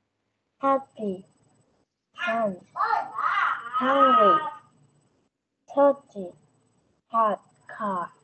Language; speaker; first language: English; non-native, learner; Vietnamese